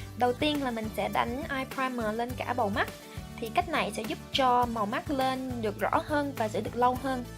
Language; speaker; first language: Vietnamese; early bilingual, heritage; Vietnamese